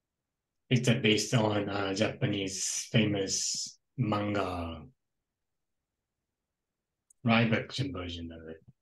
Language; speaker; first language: English; non-native, local second language; Japanese